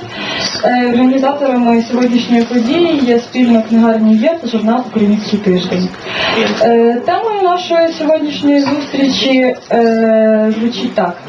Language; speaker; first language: Ukrainian; native; Ukrainian